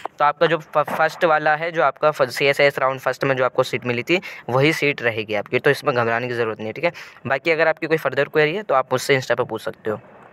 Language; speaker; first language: Hindi; native; Hindi